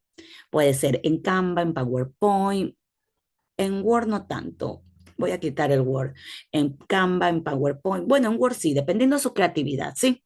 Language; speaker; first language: Spanish; native; Spanish